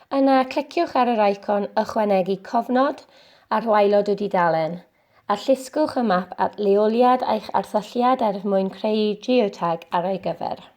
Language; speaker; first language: Welsh; non-native, local second language; English